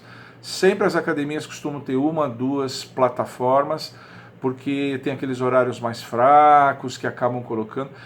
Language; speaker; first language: Portuguese; native; Portuguese